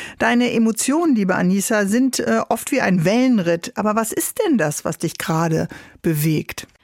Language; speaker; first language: German; native; German